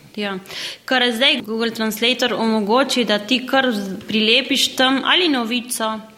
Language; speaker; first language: Slovenian; early bilingual, heritage; Slovenian